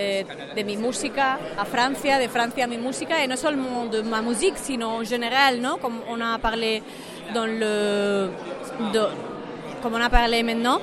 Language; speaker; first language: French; non-native, learner; Spanish